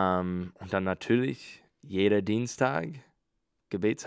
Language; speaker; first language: German; non-native, learner; English